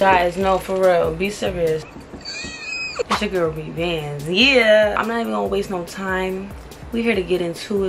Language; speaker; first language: English; native; English